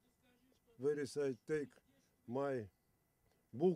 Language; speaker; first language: English; non-native, learner; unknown